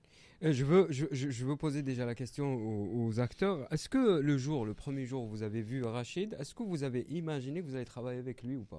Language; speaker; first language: French; native; French